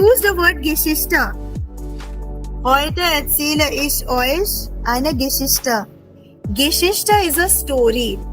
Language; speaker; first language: German; non-native, fluent; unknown